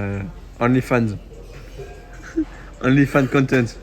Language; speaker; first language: English; non-native, learner; French